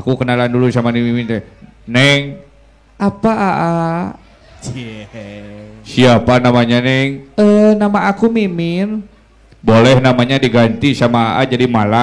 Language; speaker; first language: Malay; non-native, local second language; Sundanese